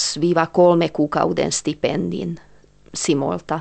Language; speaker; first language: Finnish; non-native, fluent; Hungarian